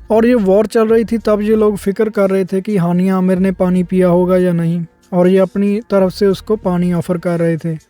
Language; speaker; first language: Hindi; non-native, local second language; Punjabi